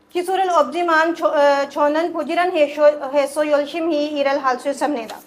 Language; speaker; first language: Korean; non-native, learner; Urdu